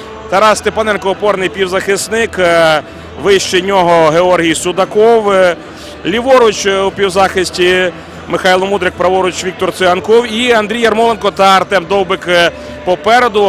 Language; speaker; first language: Ukrainian; native; Ukrainian